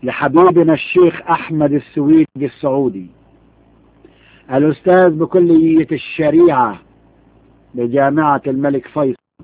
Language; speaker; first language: Arabic; native; Arabic